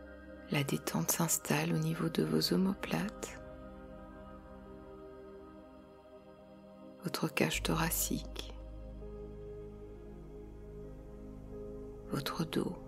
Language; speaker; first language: French; native; French